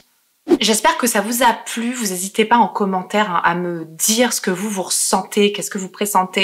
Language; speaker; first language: French; native; French